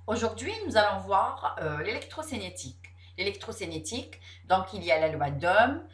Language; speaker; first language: French; non-native, local second language; Arabic